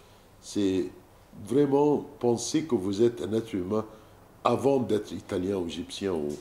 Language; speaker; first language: French; non-native, fluent; Arabic